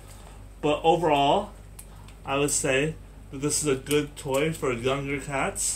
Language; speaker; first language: English; native; English